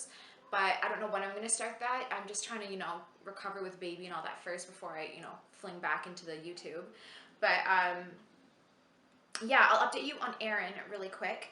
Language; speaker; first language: English; native; English